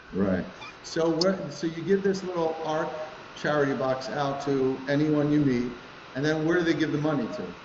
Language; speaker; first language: English; native; English